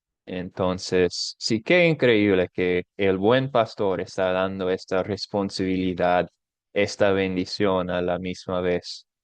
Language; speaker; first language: Spanish; non-native, fluent; English